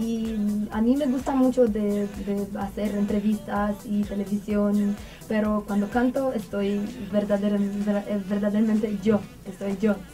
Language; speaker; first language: Spanish; non-native, learner; Romanian